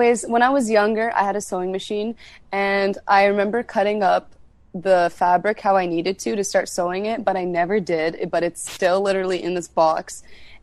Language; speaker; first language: English; native; English